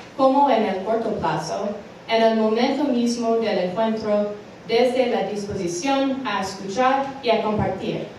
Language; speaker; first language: Spanish; non-native, fluent; English